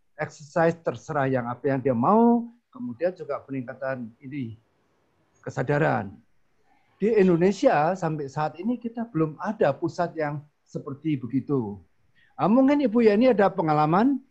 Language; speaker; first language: Indonesian; native; Indonesian